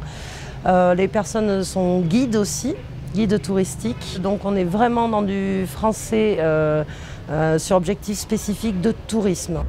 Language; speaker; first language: French; native; French